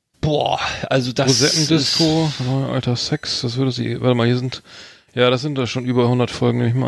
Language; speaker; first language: German; native; German